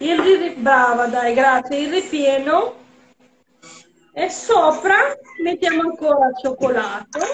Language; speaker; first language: Italian; non-native, fluent; Portuguese